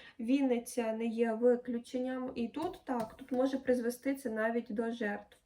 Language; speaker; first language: Ukrainian; non-native, local second language; Russian